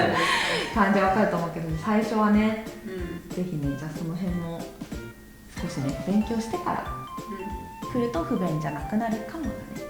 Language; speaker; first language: Japanese; native; Japanese